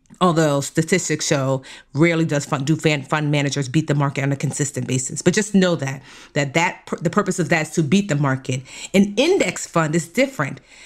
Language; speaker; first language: English; native; English